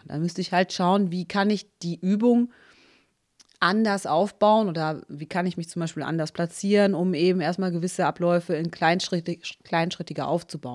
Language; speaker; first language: German; native; German